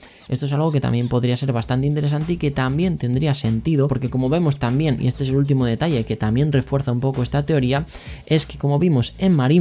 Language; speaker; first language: Spanish; native; Spanish